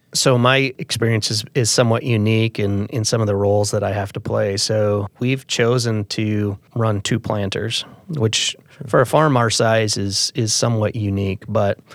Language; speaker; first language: English; native; English